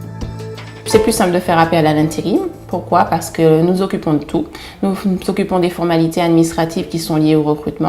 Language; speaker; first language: French; native; French